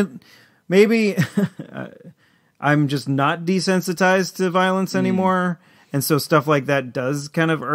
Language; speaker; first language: English; native; English